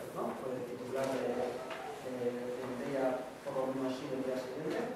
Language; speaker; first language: Spanish; non-native, local second language; Basque